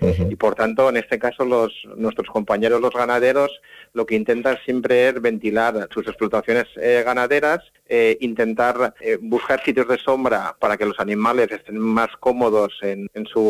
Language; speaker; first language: Spanish; native; Spanish